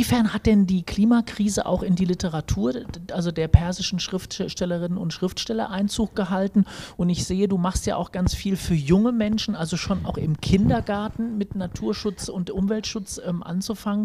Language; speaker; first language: German; native; German